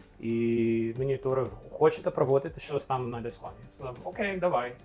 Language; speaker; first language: Ukrainian; non-native, fluent; English